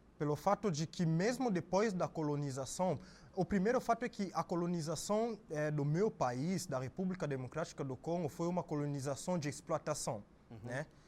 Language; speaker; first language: Portuguese; non-native, fluent; Lingala